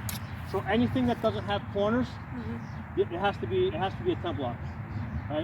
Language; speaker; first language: English; native; English